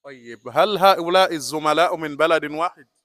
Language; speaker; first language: Arabic; non-native, fluent; Swahili